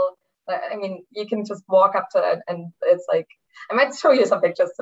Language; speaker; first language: English; non-native, fluent; German